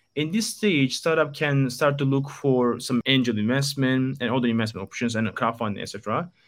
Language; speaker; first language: English; non-native, fluent; Turkish